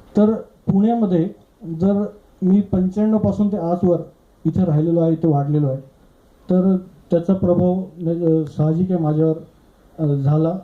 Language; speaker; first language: Marathi; non-native, local second language; Gujarati